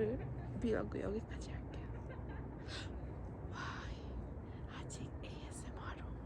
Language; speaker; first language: Korean; non-native, fluent; Italian